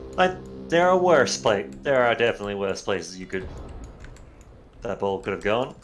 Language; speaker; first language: English; native; English